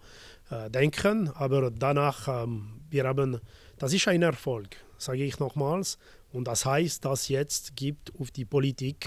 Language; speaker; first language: German; non-native, local second language; French